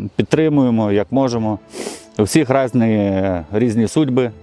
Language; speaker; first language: Ukrainian; non-native, local second language; Russian